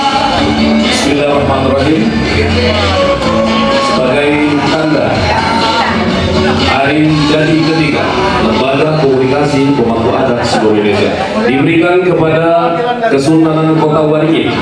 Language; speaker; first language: Indonesian; native; Indonesian